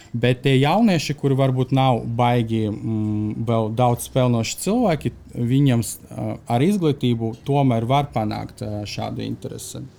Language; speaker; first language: Latvian; non-native, local second language; Russian